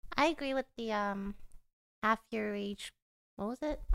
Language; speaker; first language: English; early bilingual, other home language; Korean